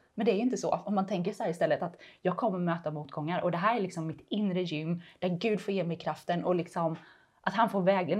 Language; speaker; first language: Swedish; native; Swedish